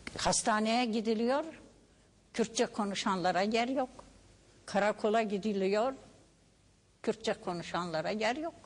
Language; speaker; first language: Turkish; non-native, local second language; Kurdish